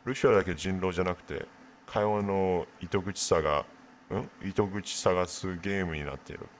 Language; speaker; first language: Japanese; non-native, learner; English